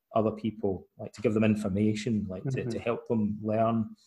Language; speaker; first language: English; native; English